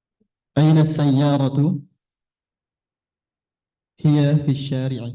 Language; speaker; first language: Arabic; non-native, learner; Indonesian